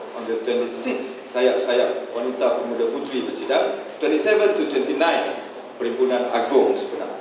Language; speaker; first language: Malay; native; Malay